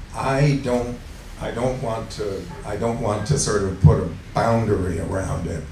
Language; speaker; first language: English; native; English